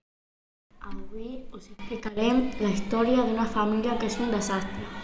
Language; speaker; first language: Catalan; non-native, local second language; Spanish